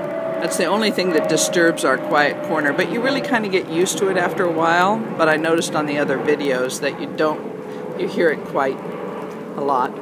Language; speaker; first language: English; native; English